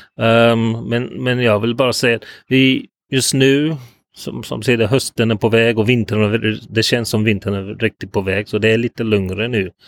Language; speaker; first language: Swedish; non-native, fluent; English